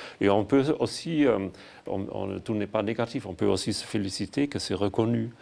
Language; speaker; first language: French; non-native, fluent; German